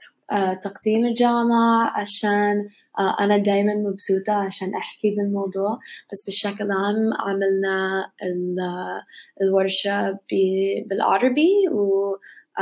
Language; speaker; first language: Arabic; non-native, learner; English